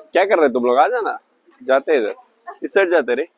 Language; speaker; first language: Hindi; non-native, local second language; Kannada